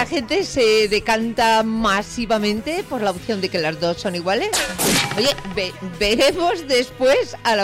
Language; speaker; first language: Spanish; native; Spanish